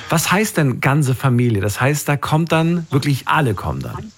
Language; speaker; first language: German; native; German